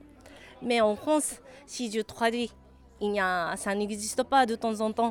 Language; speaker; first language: French; non-native, learner; Japanese